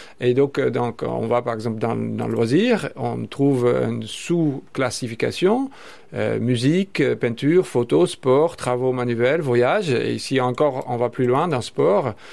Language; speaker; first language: French; non-native, fluent; Dutch